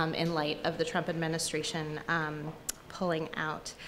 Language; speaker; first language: English; native; English